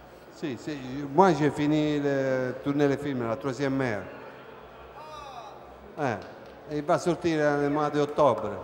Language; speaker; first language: French; non-native, fluent; Italian